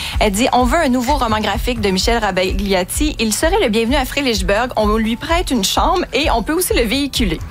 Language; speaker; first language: French; native; French